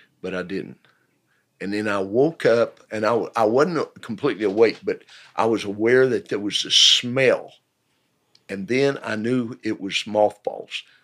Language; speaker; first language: English; native; English